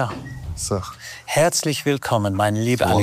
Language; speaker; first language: German; non-native, fluent; English